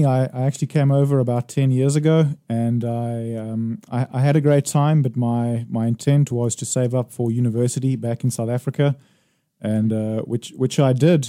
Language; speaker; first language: English; native; English